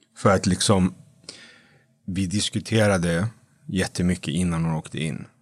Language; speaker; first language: Swedish; native; Swedish